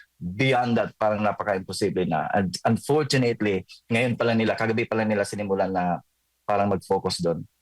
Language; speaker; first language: Filipino; non-native, local second language; Cebuano